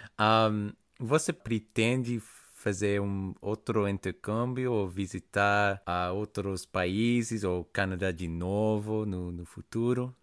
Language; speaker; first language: Portuguese; non-native, fluent; English